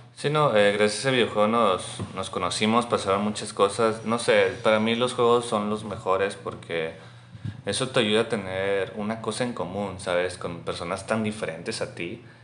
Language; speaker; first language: Spanish; native; Spanish